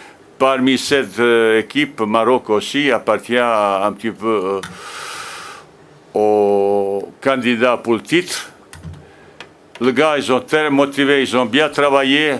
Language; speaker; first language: French; non-native, fluent; Bosnian